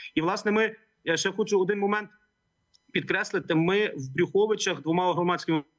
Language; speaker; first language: Ukrainian; native; Ukrainian